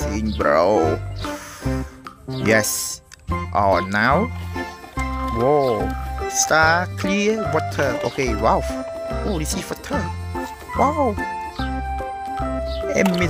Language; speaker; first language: English; non-native, learner; Khmer